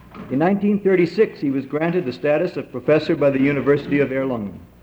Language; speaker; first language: English; native; English